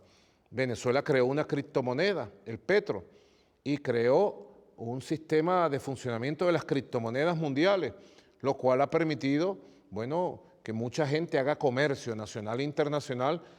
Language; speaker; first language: Spanish; native; Spanish